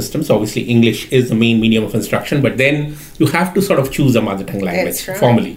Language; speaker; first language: English; non-native, local second language; Bangla